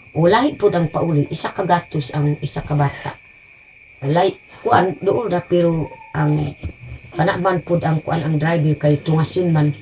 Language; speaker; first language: Cebuano; non-native, local second language; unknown